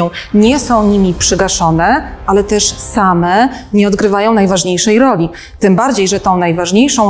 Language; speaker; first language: Polish; native; Polish